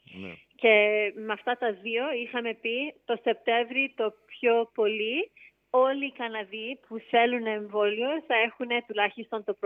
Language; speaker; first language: Greek; early bilingual, heritage; Greek